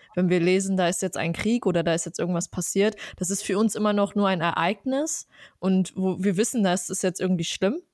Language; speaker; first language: German; early bilingual, other home language; Armenian